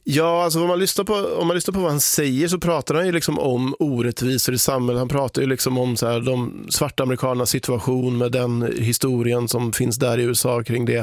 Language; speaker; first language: Swedish; native; Swedish